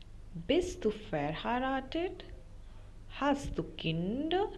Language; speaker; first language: German; non-native, fluent; Hindi